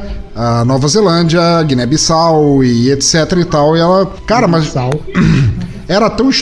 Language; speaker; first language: Portuguese; native; Portuguese